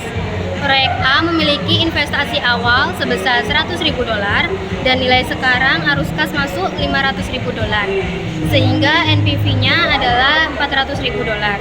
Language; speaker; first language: Indonesian; native; Indonesian